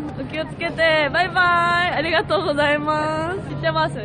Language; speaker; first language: Japanese; native; Japanese